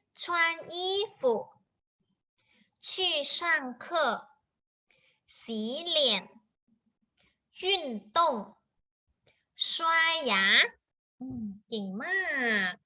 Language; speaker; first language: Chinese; non-native, fluent; Thai